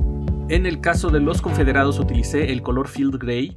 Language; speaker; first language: Spanish; native; Spanish